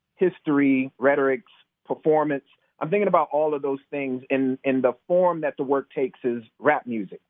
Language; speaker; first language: English; native; English